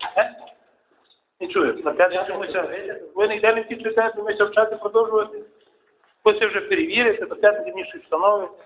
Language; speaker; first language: Ukrainian; native; Ukrainian